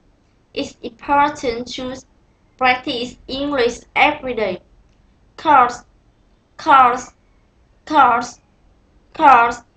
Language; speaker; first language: English; non-native, learner; Vietnamese